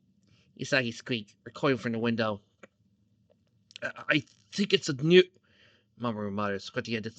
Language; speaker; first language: English; native; English